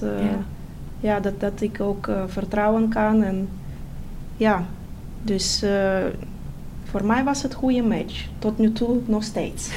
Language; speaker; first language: Dutch; non-native, fluent; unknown